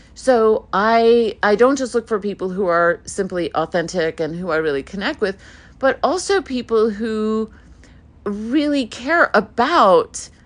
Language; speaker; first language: English; early bilingual, other home language; Hebrew